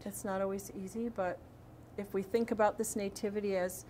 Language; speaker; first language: English; native; English